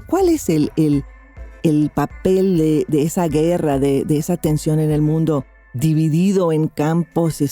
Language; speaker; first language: Spanish; non-native, fluent; English